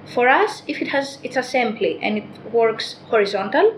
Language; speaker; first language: English; non-native, fluent; Greek